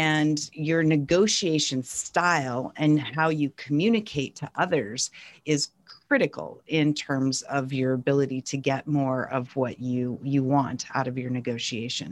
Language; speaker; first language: English; native; English